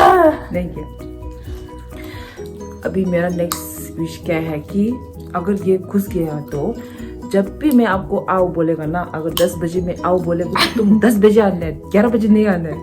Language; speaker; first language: Hindi; non-native, local second language; Tibetan